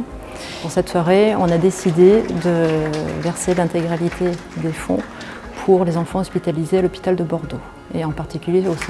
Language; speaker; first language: French; native; French